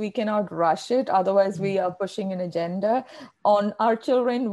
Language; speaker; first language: English; non-native, local second language; Malayalam